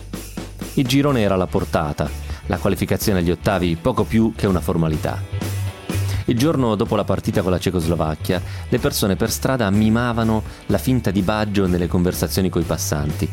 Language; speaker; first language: Italian; native; Italian